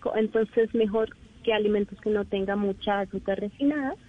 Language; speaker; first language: Spanish; non-native, learner; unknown